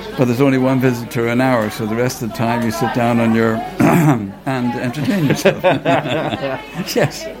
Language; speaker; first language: English; native; English